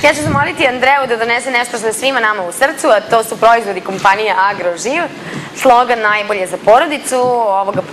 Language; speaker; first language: Croatian; native; Croatian